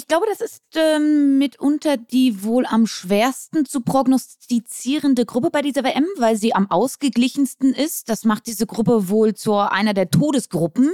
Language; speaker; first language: German; native; German